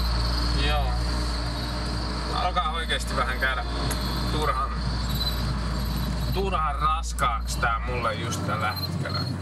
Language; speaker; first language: Finnish; native; Finnish